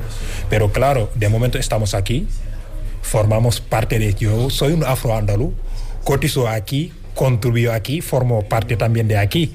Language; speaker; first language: Spanish; non-native, fluent; Wolof